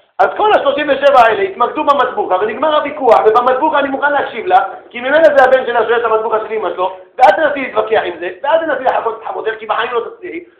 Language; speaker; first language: Hebrew; native; Hebrew